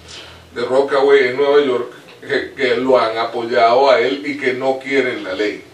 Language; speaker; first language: Spanish; native; Spanish